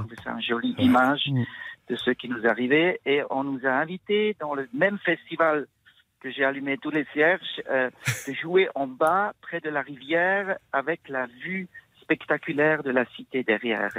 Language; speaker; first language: French; native; French